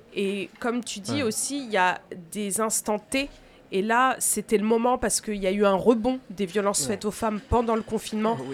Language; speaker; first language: French; native; French